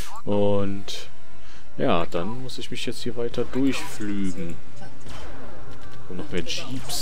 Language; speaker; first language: German; native; German